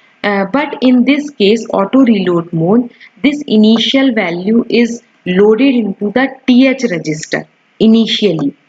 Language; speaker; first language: English; non-native, local second language; Hindi